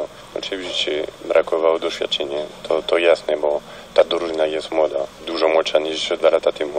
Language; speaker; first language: Polish; non-native, fluent; French